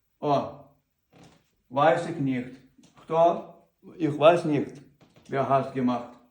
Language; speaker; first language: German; non-native, learner; Ukrainian